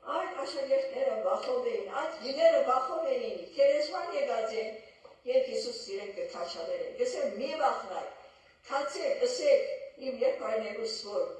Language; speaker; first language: Armenian; early bilingual, heritage; Armenian